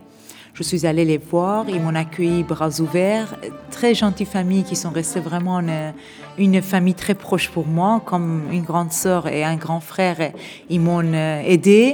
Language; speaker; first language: French; non-native, fluent; Persian